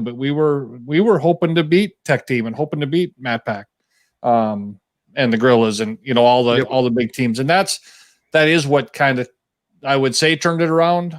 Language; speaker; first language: English; native; English